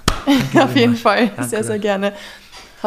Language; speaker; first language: German; native; German